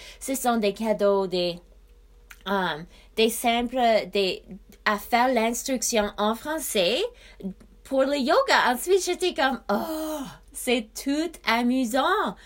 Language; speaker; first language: French; non-native, learner; English